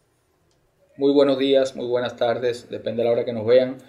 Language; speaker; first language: Spanish; native; Spanish